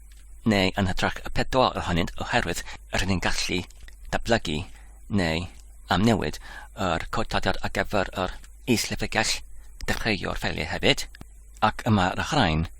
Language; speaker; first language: Welsh; non-native, learner; English